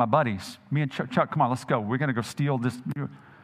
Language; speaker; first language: English; native; English